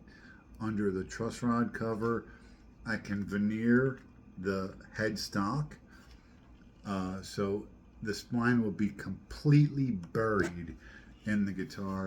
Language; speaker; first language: English; native; English